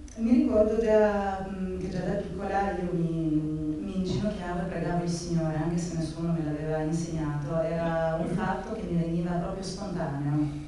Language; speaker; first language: Italian; non-native, fluent; Albanian